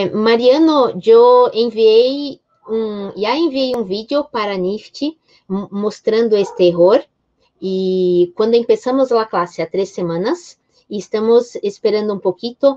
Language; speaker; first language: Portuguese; non-native, fluent; Spanish